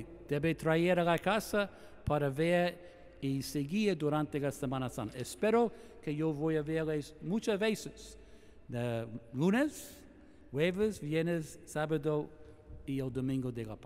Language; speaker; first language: Spanish; non-native, fluent; English